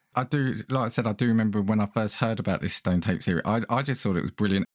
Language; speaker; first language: English; early bilingual, other home language; Italian